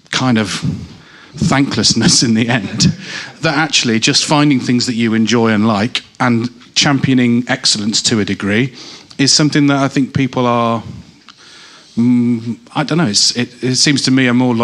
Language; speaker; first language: English; native; English